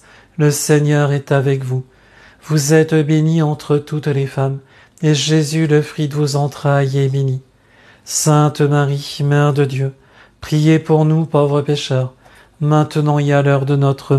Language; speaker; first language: French; native; French